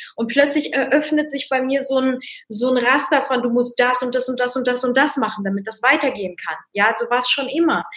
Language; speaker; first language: German; early bilingual, other home language; Russian